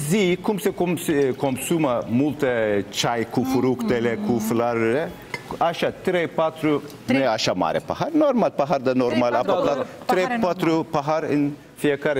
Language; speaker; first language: Romanian; non-native, learner; Turkish